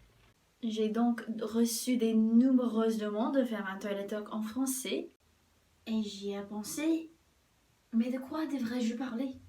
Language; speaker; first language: French; non-native, fluent; English